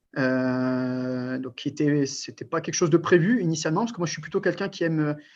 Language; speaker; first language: French; early bilingual, other home language; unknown